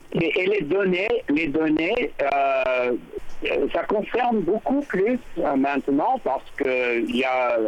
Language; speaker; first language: French; non-native, learner; English